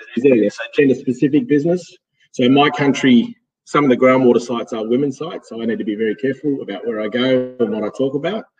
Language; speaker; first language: English; native; English